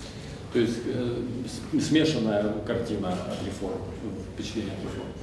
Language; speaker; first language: Russian; native; Russian